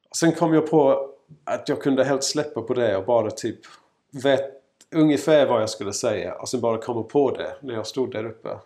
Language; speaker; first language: Swedish; non-native, fluent; English